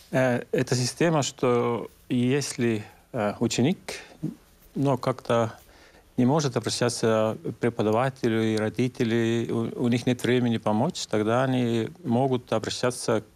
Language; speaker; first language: Russian; non-native, local second language; Estonian